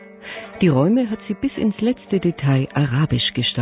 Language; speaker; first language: German; native; German